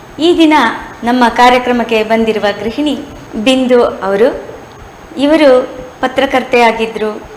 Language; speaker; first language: Kannada; native; Kannada